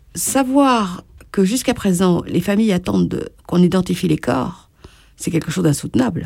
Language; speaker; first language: French; native; French